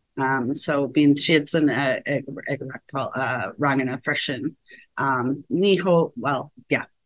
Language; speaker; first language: Irish; non-native, learner; English